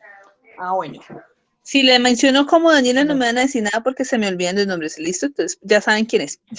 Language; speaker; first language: Spanish; native; Spanish